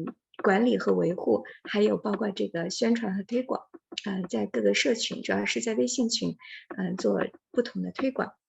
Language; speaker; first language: Chinese; native; Chinese